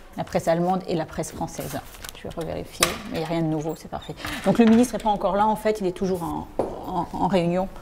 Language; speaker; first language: French; native; French